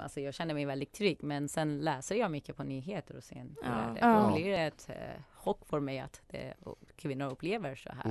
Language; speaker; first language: Swedish; non-native, fluent; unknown